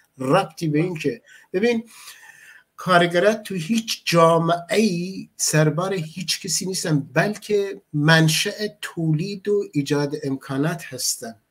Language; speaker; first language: Persian; native; Persian